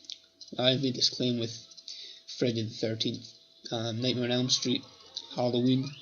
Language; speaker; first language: English; native; English